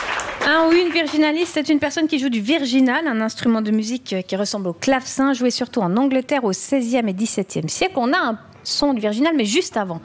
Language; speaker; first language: French; native; French